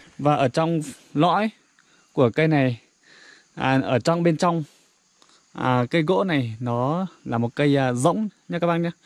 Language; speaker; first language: Vietnamese; non-native, local second language; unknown